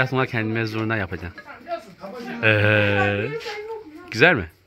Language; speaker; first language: Turkish; non-native, learner; Chinese